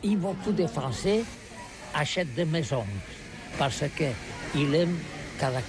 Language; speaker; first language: French; non-native, learner; Catalan